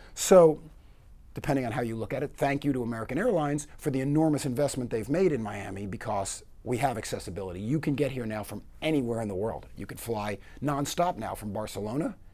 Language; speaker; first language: English; native; English